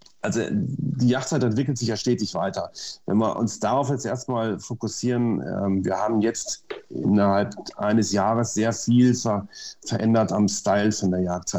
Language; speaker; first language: German; native; German